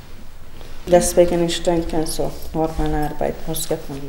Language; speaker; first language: German; non-native, learner; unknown